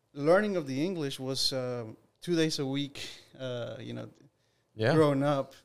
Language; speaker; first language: English; non-native, fluent; Spanish